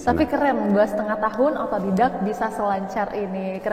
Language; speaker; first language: Indonesian; native; Indonesian